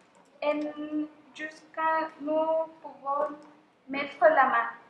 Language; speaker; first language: French; non-native, fluent; Spanish